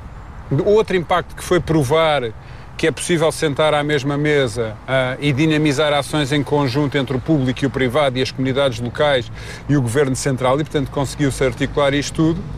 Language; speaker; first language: Portuguese; native; Portuguese